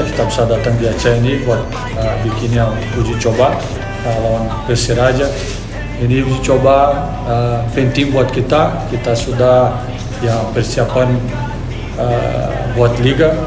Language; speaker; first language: Indonesian; non-native, fluent; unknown